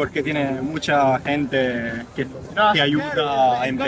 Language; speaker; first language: Spanish; non-native, learner; Italian